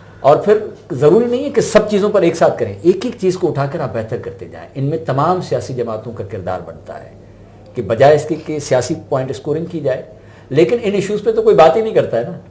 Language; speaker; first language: Urdu; non-native, local second language; Sindhi